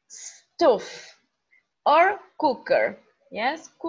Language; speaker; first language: English; non-native, fluent; Spanish